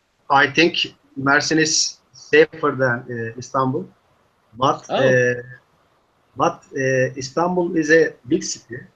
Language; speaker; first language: English; non-native, learner; Turkish